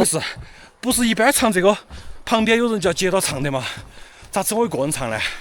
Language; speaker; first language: Chinese; native; Chinese